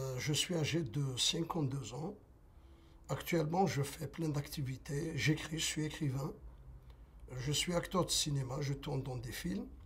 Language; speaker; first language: French; non-native, local second language; Kabyle